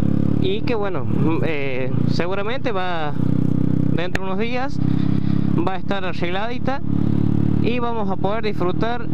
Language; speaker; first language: Spanish; native; Spanish